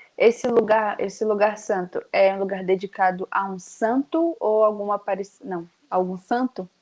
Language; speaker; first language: Portuguese; native; Portuguese